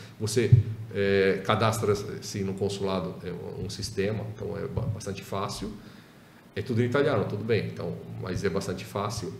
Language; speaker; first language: Portuguese; non-native, fluent; Italian